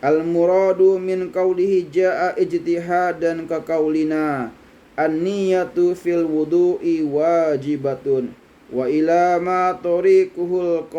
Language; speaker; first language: Arabic; non-native, fluent; Indonesian